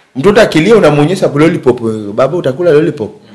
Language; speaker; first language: Swahili; native; Swahili